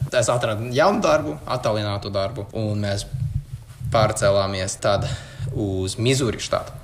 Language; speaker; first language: Latvian; non-native, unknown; English